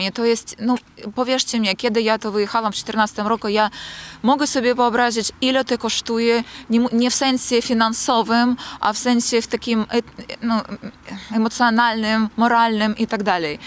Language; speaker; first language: Polish; non-native, fluent; Ukrainian